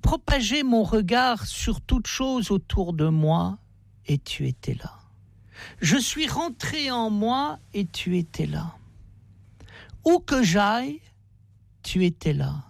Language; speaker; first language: French; native; French